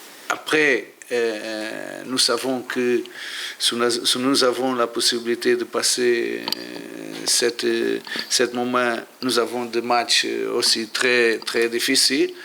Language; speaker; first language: French; non-native, learner; Portuguese